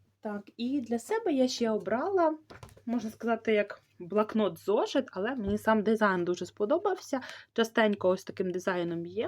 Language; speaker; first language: Ukrainian; native; Ukrainian